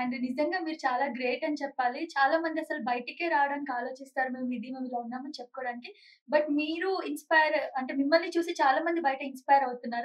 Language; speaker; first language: Telugu; native; Telugu